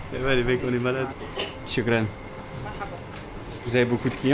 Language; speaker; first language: French; native; French